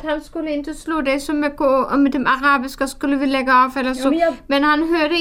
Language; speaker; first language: Swedish; non-native, fluent; German